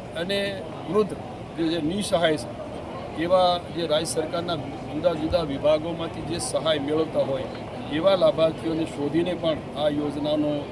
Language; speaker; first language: Gujarati; native; Gujarati